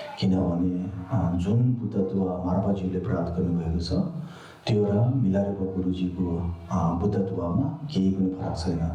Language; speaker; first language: Nepali; non-native, local second language; Tibetan